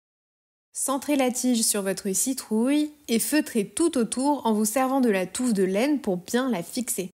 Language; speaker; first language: French; native; French